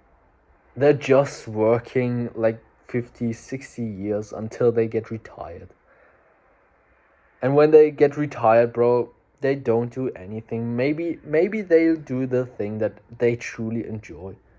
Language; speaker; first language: English; non-native, fluent; German